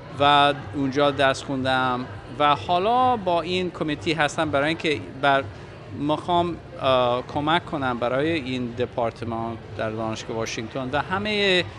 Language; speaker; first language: Persian; non-native, fluent; English